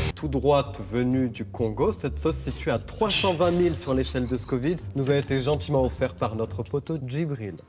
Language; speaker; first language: French; native; French